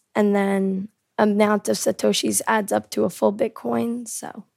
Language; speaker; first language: English; early bilingual, heritage; Korean